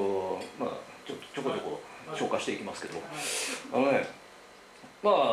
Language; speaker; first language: Japanese; native; Japanese